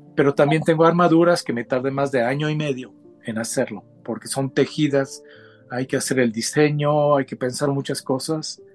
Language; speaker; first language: Spanish; native; Spanish